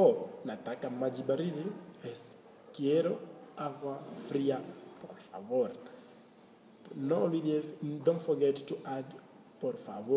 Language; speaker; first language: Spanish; non-native, learner; Swahili